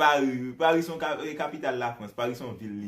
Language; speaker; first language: French; non-native, learner; Haitian Creole